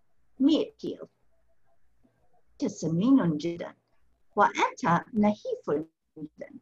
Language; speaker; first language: Arabic; non-native, fluent; English